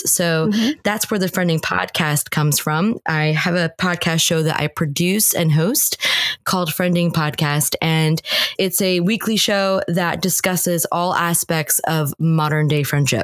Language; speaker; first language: English; native; English